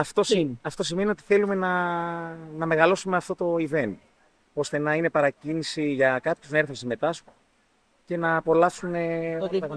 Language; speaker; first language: Greek; native; Greek